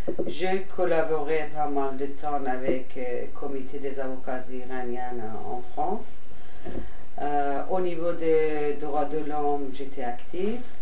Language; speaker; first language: French; non-native, fluent; Persian